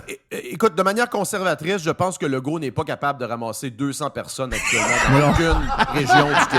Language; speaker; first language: French; native; French